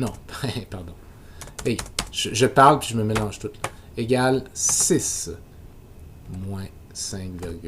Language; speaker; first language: French; native; French